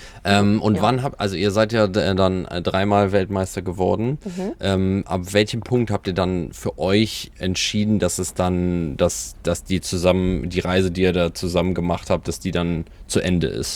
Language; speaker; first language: German; native; German